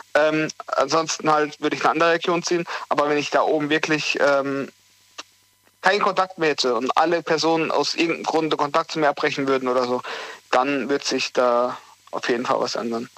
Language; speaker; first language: German; native; German